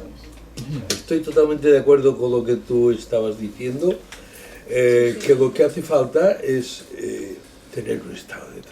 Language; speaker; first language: Spanish; non-native, local second language; Catalan